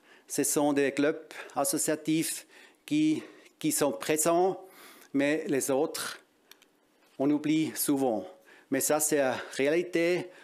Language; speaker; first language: French; non-native, local second language; German